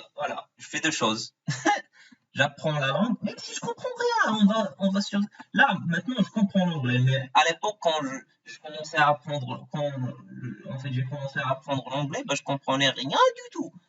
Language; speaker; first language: French; non-native, fluent; Arabic